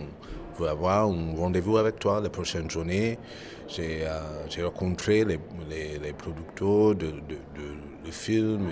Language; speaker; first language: French; non-native, fluent; English